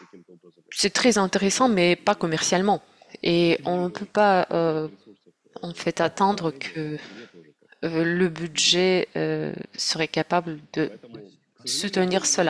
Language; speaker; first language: French; non-native, fluent; Russian